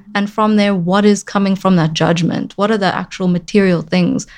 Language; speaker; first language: English; native; English